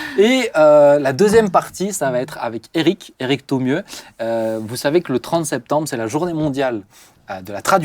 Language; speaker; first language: French; native; French